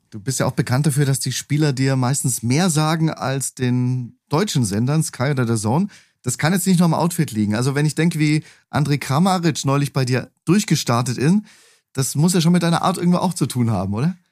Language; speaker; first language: German; native; German